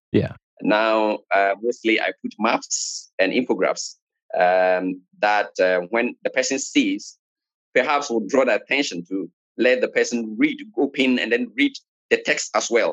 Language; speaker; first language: English; non-native, local second language; Akan